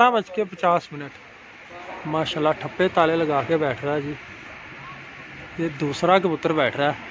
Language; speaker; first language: Hindi; non-native, local second language; Punjabi